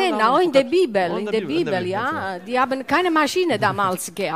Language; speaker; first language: German; non-native, learner; Italian